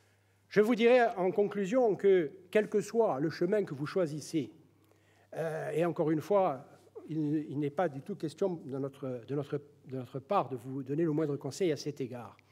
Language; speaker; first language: French; native; French